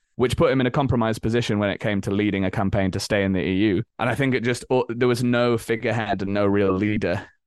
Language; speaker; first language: English; native; English